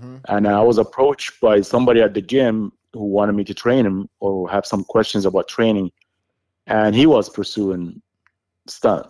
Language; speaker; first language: English; non-native, fluent; Arabic